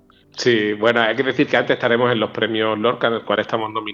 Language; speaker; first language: Spanish; native; Spanish